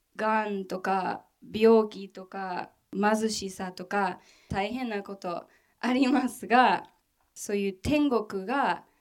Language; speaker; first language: Japanese; non-native, fluent; English